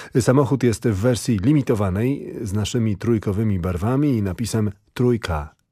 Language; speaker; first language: Polish; native; Polish